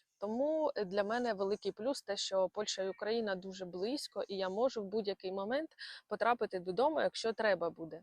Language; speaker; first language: Ukrainian; non-native, local second language; Russian